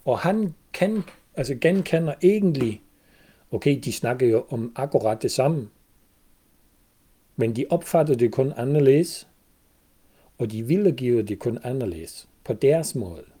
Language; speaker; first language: Danish; non-native, fluent; German